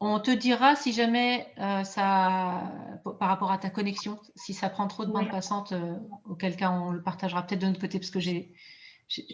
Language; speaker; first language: French; native; French